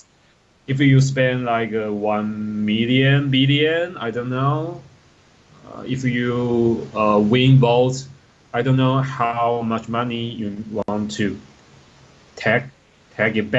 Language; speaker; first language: English; non-native, learner; Chinese